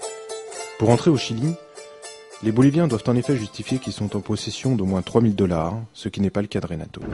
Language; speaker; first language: French; native; French